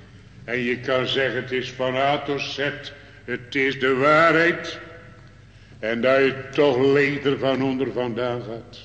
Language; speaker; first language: Dutch; native; Dutch